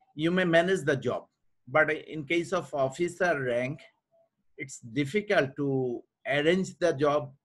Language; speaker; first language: English; non-native, local second language; Bangla